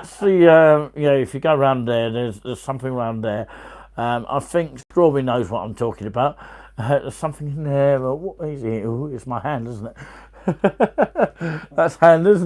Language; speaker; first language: English; native; English